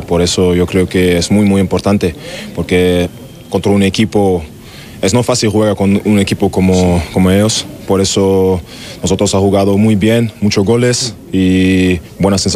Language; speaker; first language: Spanish; non-native, fluent; German